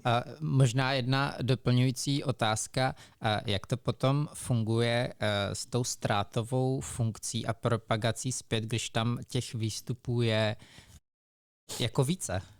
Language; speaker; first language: Czech; native; Czech